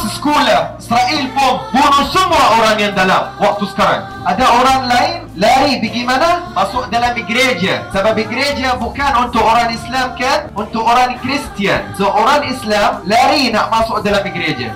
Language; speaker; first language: Malay; non-native, fluent; Arabic